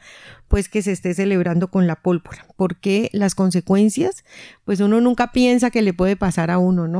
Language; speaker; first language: Spanish; native; Spanish